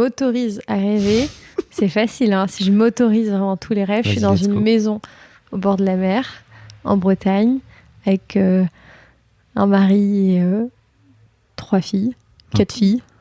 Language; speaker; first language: French; native; French